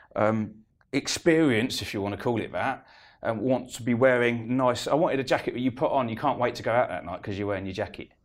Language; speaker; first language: English; native; English